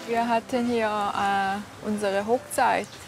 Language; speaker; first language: German; non-native, learner; Korean